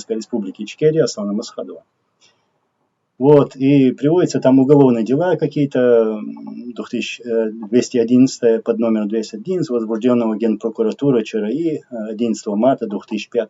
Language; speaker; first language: Russian; non-native, local second language; Chechen